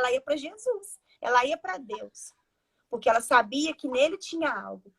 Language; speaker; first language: Portuguese; native; Portuguese